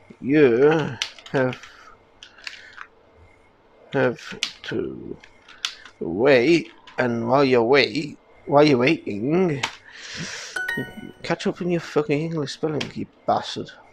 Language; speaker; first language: English; native; English